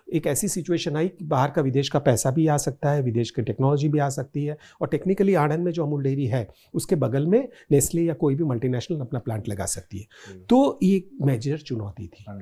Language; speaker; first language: Hindi; non-native, local second language; Gujarati